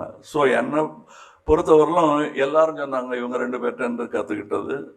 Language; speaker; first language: Tamil; native; Tamil